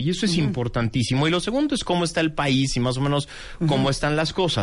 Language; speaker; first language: Spanish; native; Spanish